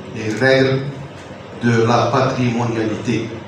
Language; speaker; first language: French; non-native, local second language; Arabic